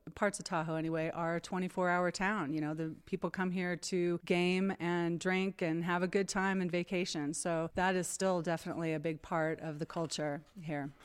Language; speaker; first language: English; native; English